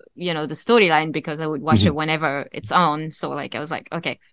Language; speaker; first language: English; non-native, fluent; French